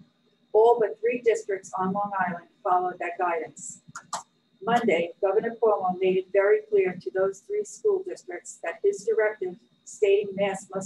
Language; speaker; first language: English; native; English